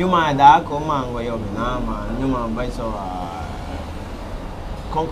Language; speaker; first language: Vietnamese; non-native, learner; Portuguese